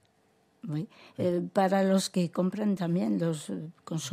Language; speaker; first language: Spanish; non-native, fluent; French